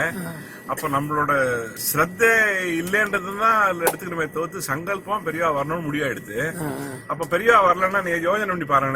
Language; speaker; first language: Tamil; native; Tamil